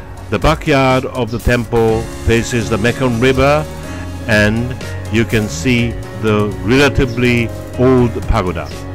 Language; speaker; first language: English; non-native, fluent; Japanese